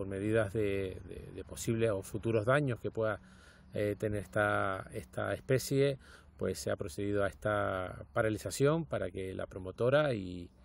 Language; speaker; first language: Spanish; native; Spanish